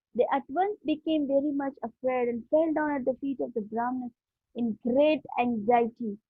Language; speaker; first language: English; non-native, local second language; Hindi